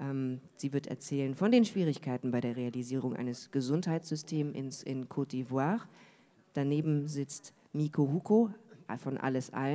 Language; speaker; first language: German; native; German